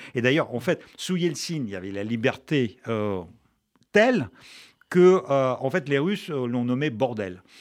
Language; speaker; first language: French; non-native, fluent; Russian